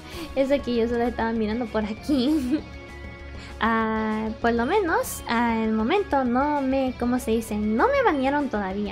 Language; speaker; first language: Spanish; early bilingual, heritage; English